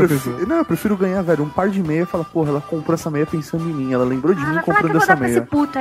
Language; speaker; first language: Portuguese; native; Portuguese